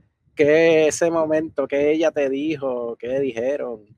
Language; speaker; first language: Spanish; native; Spanish